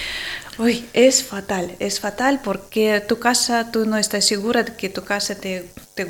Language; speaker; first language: Spanish; non-native, learner; Ukrainian